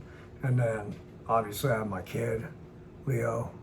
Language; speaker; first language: English; native; English